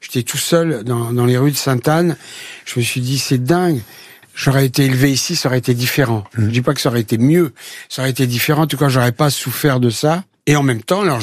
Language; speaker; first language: French; native; French